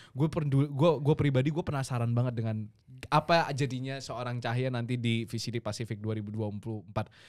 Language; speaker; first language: Indonesian; native; Indonesian